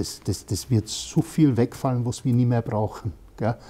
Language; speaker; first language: German; non-native, fluent; English